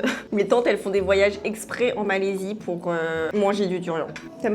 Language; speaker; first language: French; native; French